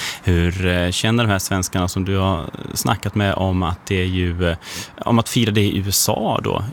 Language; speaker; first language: Swedish; native; Swedish